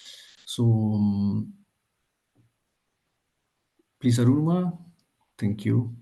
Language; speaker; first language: English; non-native, fluent; Italian